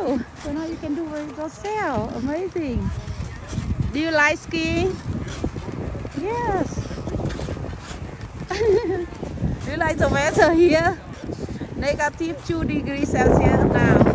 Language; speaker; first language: English; non-native, learner; Vietnamese